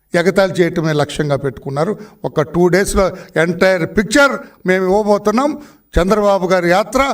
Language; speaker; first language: Telugu; native; Telugu